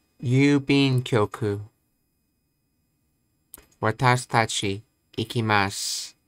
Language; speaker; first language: Japanese; non-native, learner; English